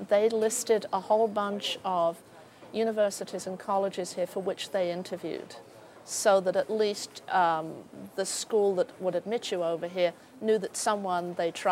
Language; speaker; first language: English; native; English